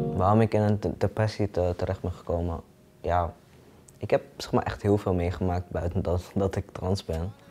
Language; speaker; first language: Dutch; early bilingual, other home language; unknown